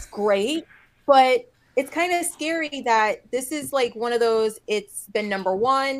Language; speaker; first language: English; native; English